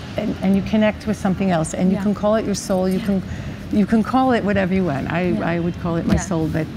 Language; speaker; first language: English; native; English